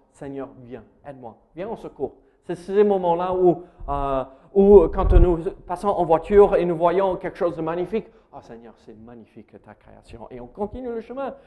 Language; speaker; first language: French; non-native, fluent; English